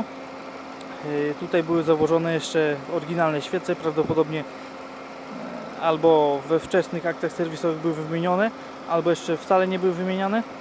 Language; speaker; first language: Polish; native; Polish